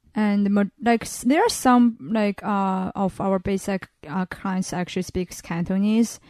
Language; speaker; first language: English; non-native, fluent; Chinese